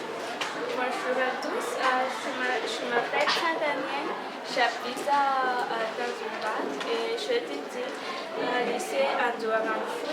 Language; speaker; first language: French; non-native, learner; Malagasy